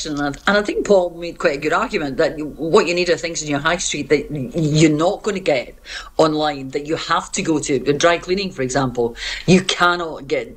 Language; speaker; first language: English; native; English